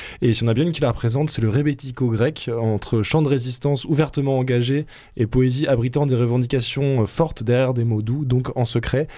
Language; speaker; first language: French; native; French